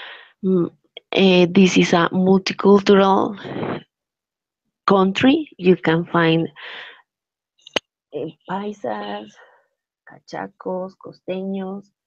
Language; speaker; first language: English; non-native, learner; Spanish